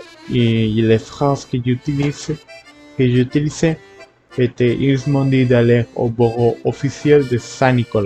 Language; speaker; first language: French; non-native, learner; Spanish